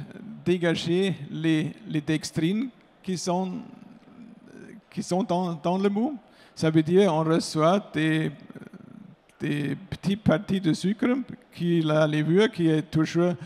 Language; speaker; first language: French; non-native, fluent; German